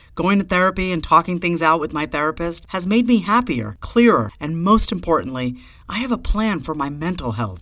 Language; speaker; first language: English; early bilingual, other home language; Hindi